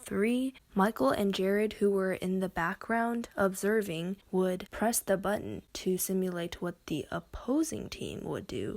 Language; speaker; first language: English; native; English